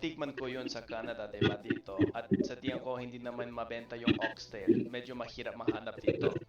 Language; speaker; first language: Filipino; non-native, fluent; English